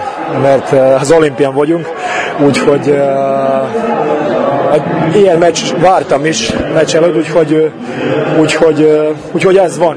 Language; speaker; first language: Hungarian; non-native, fluent; Serbian